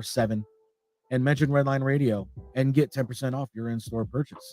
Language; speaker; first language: English; native; English